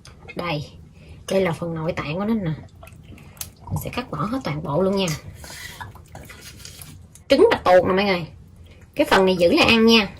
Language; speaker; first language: Vietnamese; native; Vietnamese